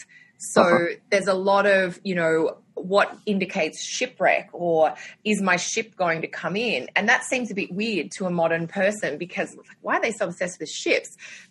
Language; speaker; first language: English; native; English